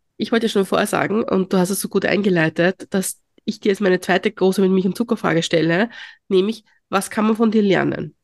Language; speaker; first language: German; native; German